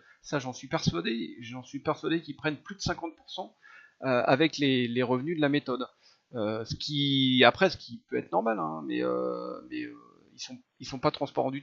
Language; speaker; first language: French; native; French